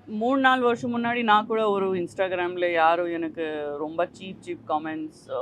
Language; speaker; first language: Tamil; non-native, fluent; Gujarati